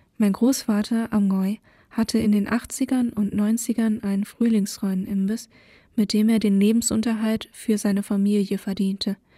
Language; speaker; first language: German; early bilingual, other home language; Vietnamese